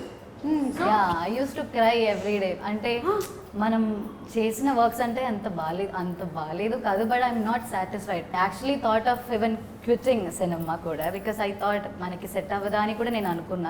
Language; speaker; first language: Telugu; non-native, learner; Malayalam